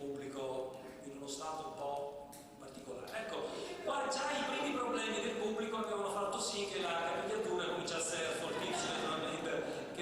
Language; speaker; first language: Italian; native; Italian